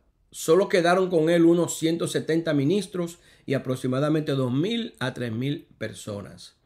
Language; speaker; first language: Spanish; native; Spanish